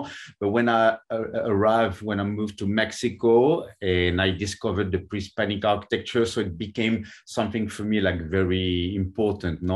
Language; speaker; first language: English; non-native, fluent; French